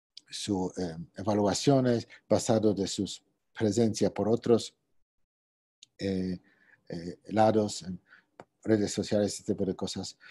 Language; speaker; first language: Spanish; non-native, fluent; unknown